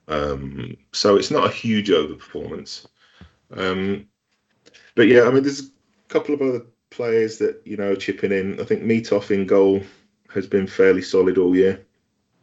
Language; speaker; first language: English; native; English